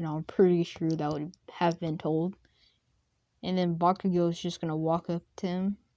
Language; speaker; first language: English; native; English